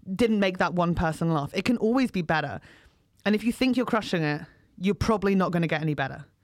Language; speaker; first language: English; native; English